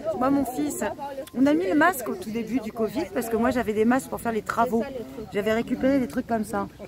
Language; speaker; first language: French; native; French